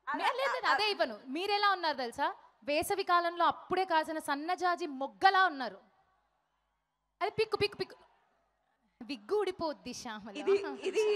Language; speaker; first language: Telugu; native; Telugu